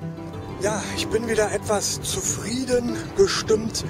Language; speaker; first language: German; native; German